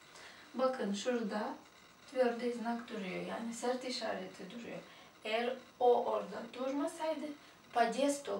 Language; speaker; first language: Turkish; non-native, fluent; Russian